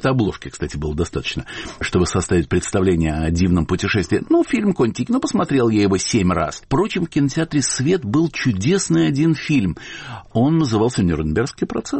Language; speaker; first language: Russian; native; Russian